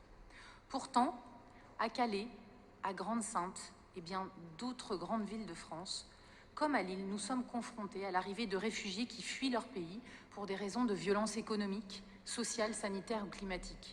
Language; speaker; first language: French; native; French